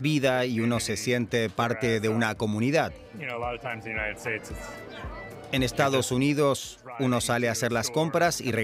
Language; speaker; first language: Spanish; non-native, fluent; English